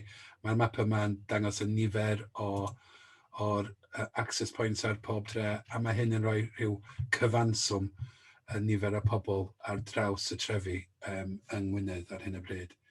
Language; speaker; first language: Welsh; native; Welsh